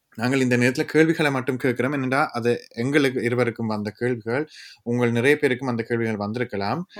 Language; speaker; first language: Tamil; early bilingual, heritage; Tamil